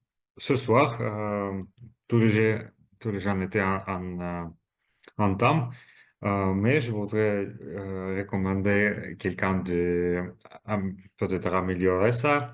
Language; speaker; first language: French; non-native, learner; Russian